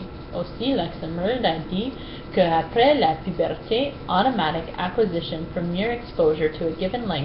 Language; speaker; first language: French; non-native, learner; English